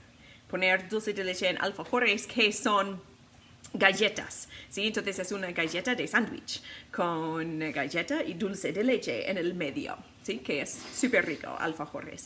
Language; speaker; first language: Spanish; non-native, fluent; English